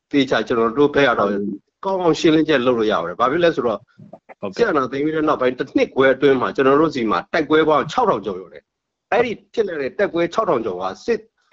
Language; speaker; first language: Burmese; non-native, local second language; S'gaw Karen